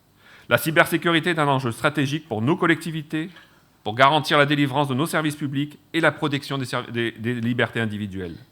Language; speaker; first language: French; native; French